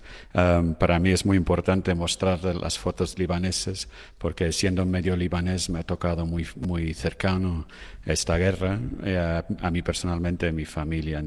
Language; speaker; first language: Spanish; non-native, fluent; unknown